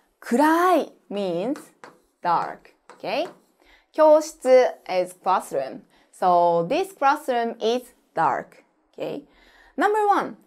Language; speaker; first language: English; non-native, fluent; Japanese